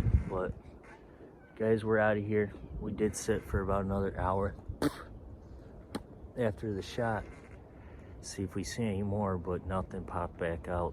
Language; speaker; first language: English; native; English